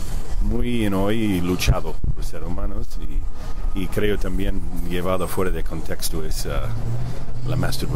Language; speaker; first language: Spanish; early bilingual, heritage; Spanish